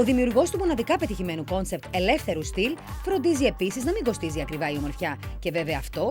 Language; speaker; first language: Greek; native; Greek